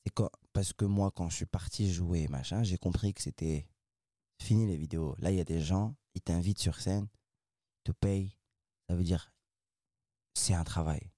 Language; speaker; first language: French; non-native, local second language; Arabic